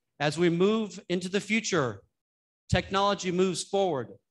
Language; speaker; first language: English; native; English